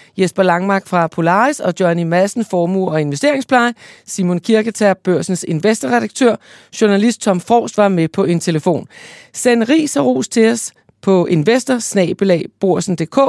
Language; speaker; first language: Danish; native; Danish